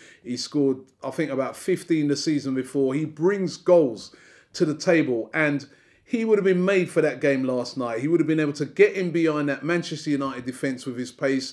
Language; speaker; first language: English; native; English